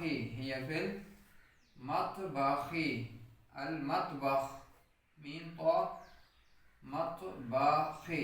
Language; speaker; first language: Arabic; non-native, fluent; Urdu